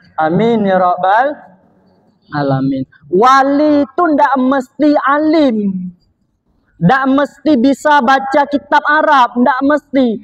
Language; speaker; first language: Malay; non-native, local second language; Achinese